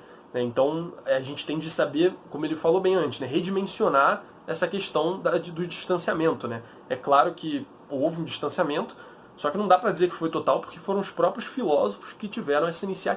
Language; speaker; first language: Portuguese; native; Portuguese